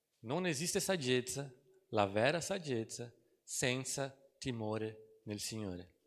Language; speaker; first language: Italian; non-native, fluent; Portuguese